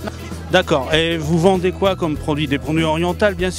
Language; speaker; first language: French; native; French